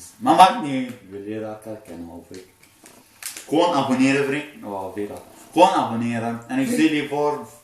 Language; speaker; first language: Dutch; early bilingual, other home language; Arabic